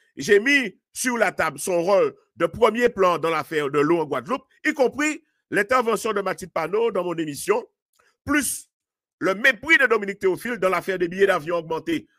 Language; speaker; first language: French; native; French